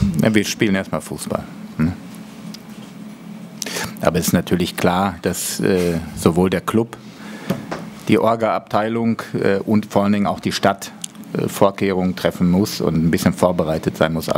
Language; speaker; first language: German; native; German